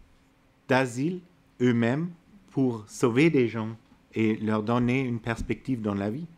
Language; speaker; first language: French; non-native, fluent; German